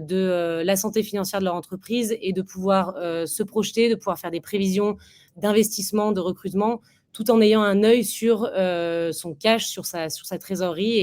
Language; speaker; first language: French; native; French